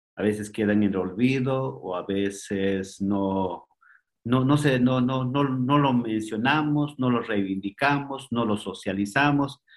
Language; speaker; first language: Spanish; non-native, local second language; Kʼicheʼ